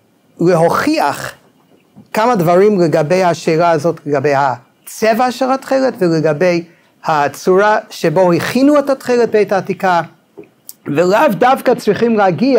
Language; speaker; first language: Hebrew; non-native, fluent; English